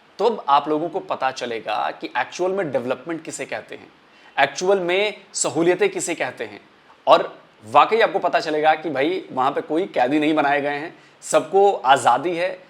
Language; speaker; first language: Hindi; native; Hindi